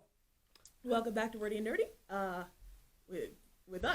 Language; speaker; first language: English; native; English